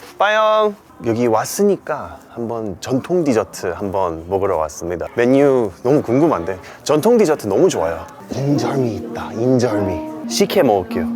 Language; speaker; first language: Korean; non-native, fluent; English